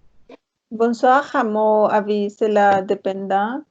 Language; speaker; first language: French; non-native, learner; Spanish